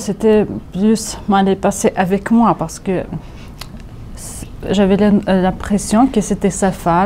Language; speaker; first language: French; non-native, fluent; Russian